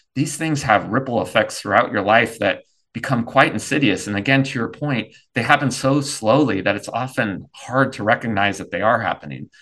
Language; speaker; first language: English; native; English